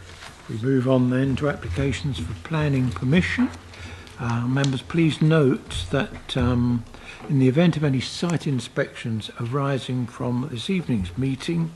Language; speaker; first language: English; native; English